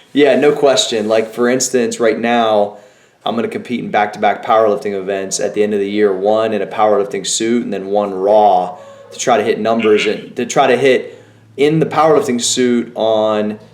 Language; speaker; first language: English; native; English